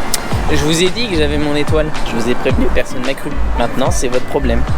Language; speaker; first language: French; native; French